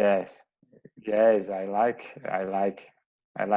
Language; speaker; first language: English; non-native, learner; Portuguese